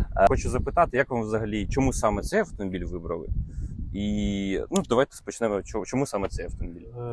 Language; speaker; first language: Ukrainian; native; Ukrainian